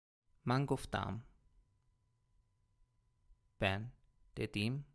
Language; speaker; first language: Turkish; non-native, fluent; Persian